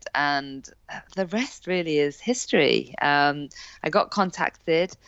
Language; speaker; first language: English; native; English